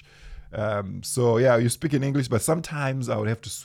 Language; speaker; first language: English; non-native, local second language; Shona